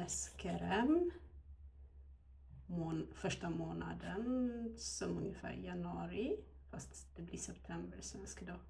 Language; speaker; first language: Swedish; non-native, fluent; Amharic